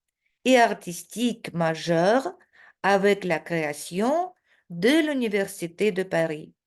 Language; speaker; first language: French; non-native, fluent; Russian